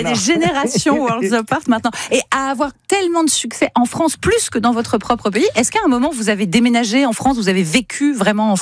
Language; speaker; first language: French; native; French